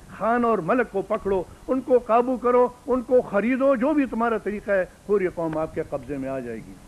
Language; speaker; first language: Urdu; non-native, local second language; Pashto